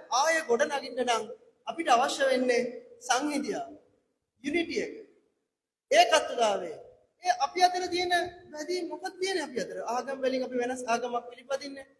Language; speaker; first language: Sinhala; non-native, local second language; Tamil